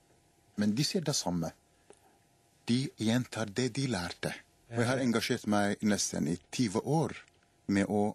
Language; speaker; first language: Norwegian; non-native, fluent; Arabic